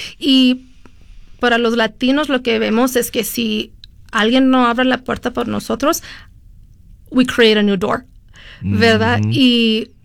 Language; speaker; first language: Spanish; early bilingual, heritage; Spanish